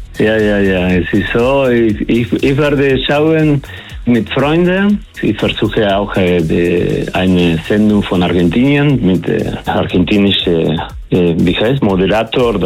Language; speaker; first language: German; non-native, learner; Spanish